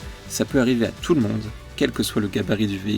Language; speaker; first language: French; native; French